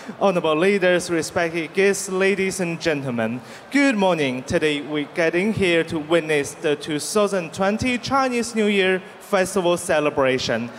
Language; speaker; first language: English; non-native, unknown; Chinese